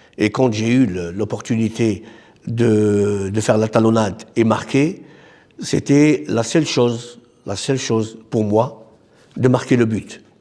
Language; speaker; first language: French; non-native, local second language; Arabic